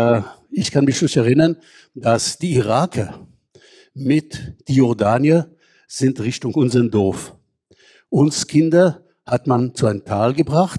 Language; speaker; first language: German; non-native, fluent; Hebrew